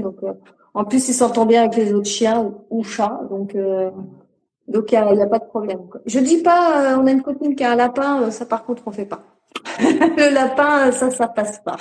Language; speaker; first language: French; native; French